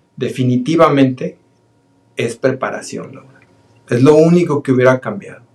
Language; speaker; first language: Spanish; native; Spanish